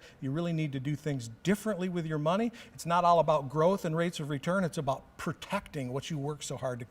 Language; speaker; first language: English; native; English